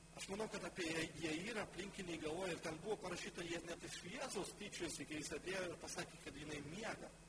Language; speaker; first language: Lithuanian; non-native, local second language; Polish